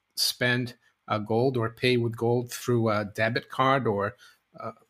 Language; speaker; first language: English; non-native, fluent; Portuguese